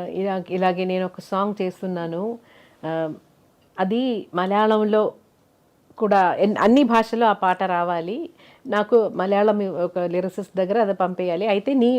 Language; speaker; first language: Telugu; non-native, local second language; Malayalam